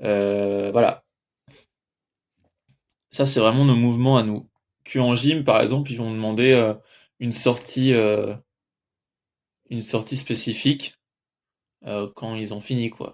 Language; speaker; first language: French; native; French